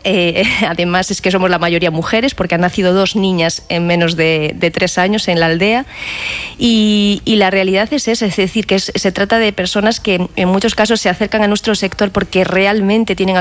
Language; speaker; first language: Spanish; native; Spanish